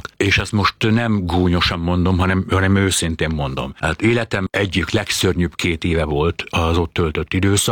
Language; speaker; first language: Hungarian; native; Hungarian